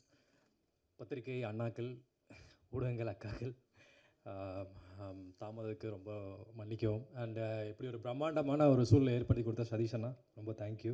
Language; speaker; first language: Tamil; native; Tamil